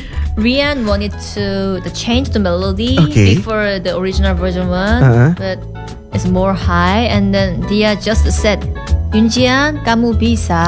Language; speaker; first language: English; non-native, learner; Korean